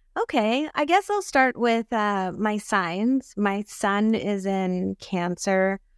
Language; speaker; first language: English; early bilingual, other home language; Filipino